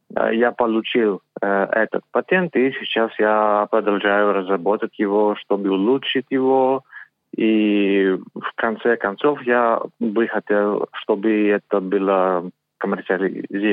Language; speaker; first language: Russian; non-native, learner; Greek